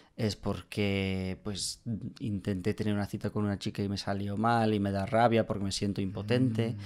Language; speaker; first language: Spanish; non-native, fluent; English